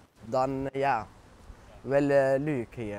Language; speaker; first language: Dutch; non-native, learner; Arabic